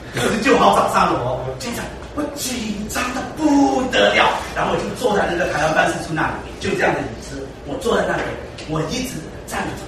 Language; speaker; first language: Chinese; early bilingual, heritage; Chinese